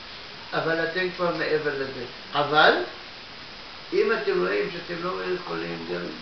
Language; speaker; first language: Hebrew; non-native, fluent; Russian